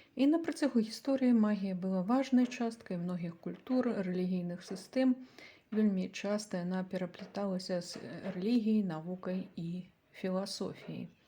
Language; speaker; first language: Belarusian; native; Belarusian